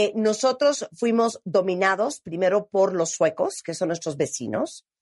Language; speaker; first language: Spanish; native; Spanish